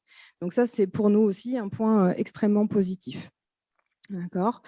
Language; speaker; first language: French; native; French